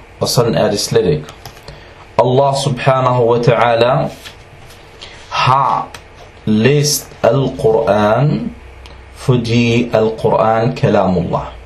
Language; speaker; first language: Danish; non-native, fluent; Arabic